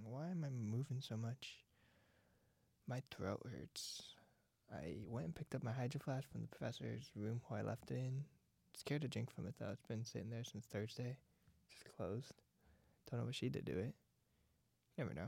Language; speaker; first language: English; native; English